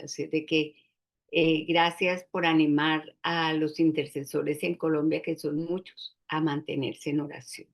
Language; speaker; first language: Spanish; native; Spanish